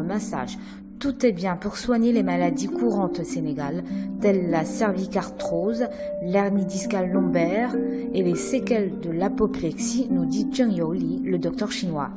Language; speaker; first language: French; non-native, fluent; Chinese